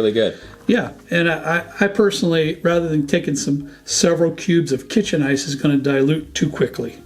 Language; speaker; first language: English; native; English